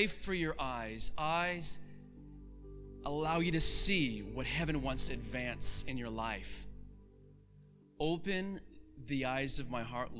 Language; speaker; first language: English; native; English